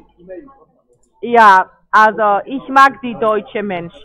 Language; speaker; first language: German; non-native, fluent; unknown